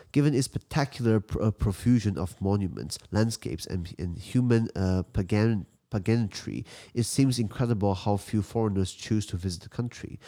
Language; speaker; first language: English; non-native, fluent; Chinese